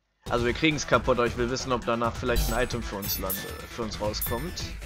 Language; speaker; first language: German; native; German